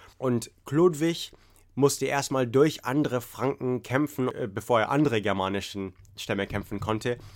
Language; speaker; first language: German; non-native, fluent; English